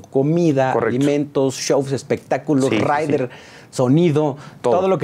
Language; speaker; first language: Spanish; native; Spanish